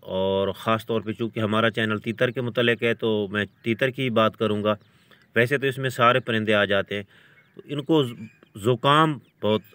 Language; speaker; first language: Urdu; non-native, local second language; Punjabi